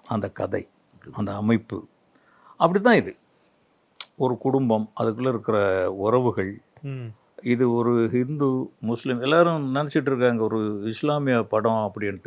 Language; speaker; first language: Tamil; native; Tamil